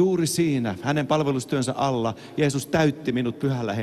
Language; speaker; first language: Finnish; native; Finnish